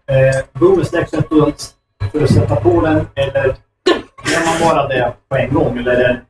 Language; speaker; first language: Swedish; native; Swedish